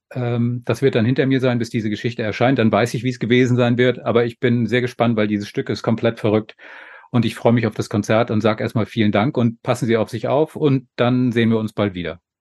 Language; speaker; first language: German; native; German